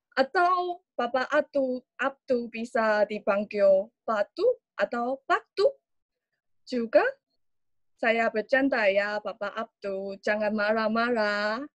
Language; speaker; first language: Indonesian; non-native, learner; Chinese